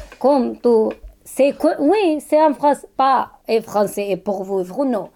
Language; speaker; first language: French; non-native, learner; Kurdish